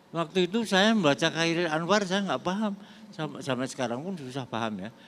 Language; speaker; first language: Indonesian; native; Indonesian